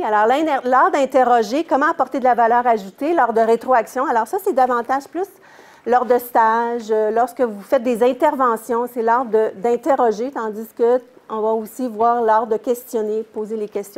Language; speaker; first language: French; native; French